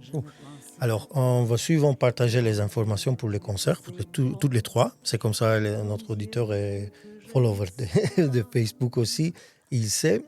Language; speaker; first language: French; non-native, fluent; Armenian